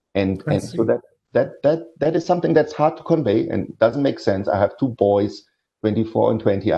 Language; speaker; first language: English; non-native, fluent; German